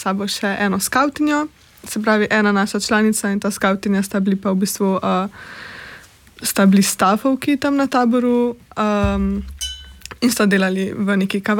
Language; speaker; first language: Slovenian; native; Slovenian